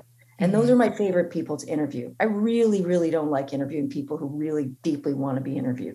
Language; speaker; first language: English; native; English